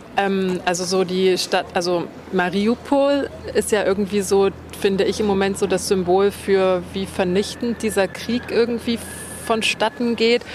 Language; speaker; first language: German; native; German